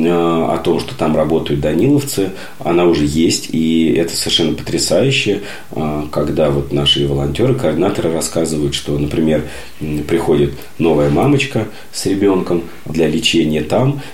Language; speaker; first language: Russian; native; Russian